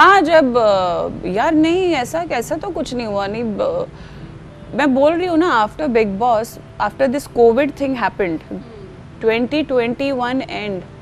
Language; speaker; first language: Hindi; native; Hindi